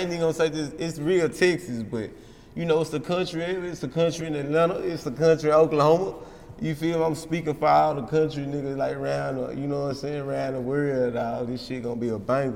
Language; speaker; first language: English; native; English